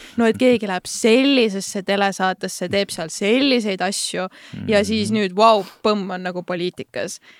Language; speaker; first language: Estonian; native; Estonian